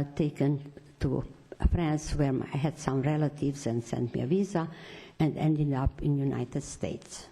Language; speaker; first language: English; non-native, fluent; Romanian